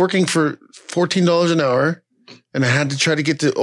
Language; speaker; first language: English; native; English